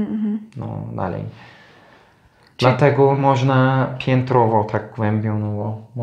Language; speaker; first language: Polish; non-native, learner; Turkish